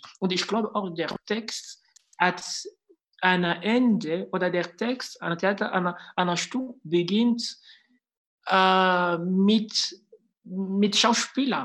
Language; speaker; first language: German; non-native, fluent; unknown